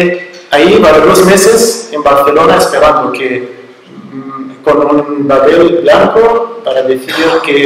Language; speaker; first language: Spanish; non-native, learner; Arabic